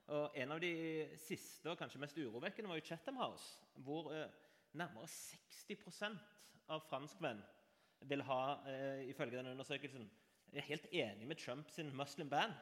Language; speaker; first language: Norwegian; native; Norwegian